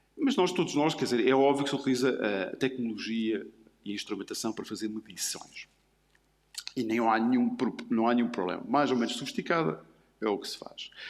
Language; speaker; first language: Portuguese; native; Portuguese